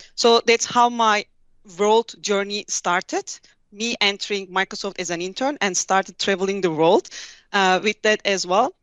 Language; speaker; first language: English; non-native, fluent; Turkish